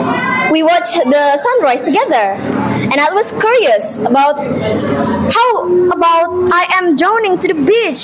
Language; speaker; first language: English; non-native, learner; Indonesian